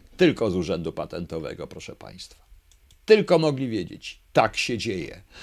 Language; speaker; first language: Polish; native; Polish